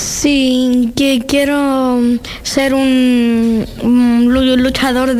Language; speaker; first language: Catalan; non-native, learner; Georgian